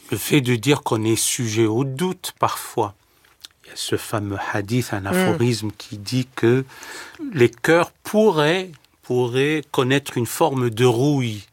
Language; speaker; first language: French; native; French